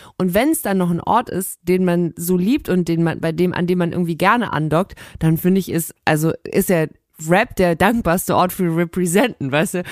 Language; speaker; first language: German; native; German